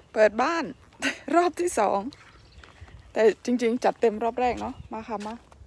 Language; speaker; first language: Thai; native; Thai